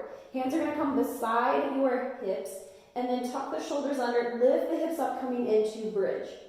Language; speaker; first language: English; native; English